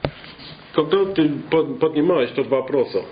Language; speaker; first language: Russian; non-native, fluent; English